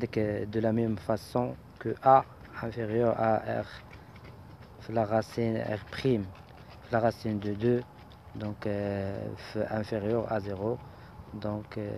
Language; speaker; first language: French; non-native, local second language; Arabic